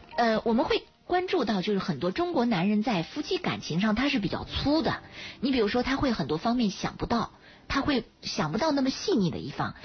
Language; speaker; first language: Chinese; native; Chinese